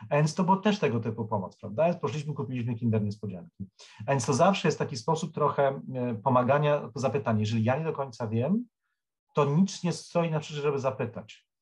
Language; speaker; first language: Polish; native; Polish